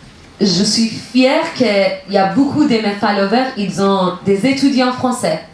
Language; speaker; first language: French; non-native, learner; Persian